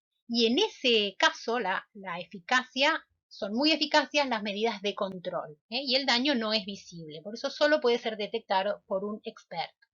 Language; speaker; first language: Spanish; native; Spanish